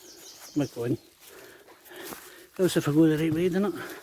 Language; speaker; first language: English; native; English